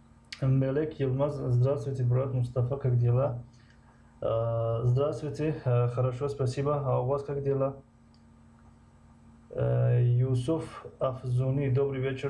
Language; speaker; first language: Russian; non-native, learner; Persian